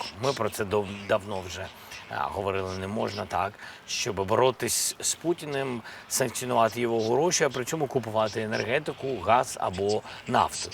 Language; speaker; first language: Ukrainian; non-native, local second language; Russian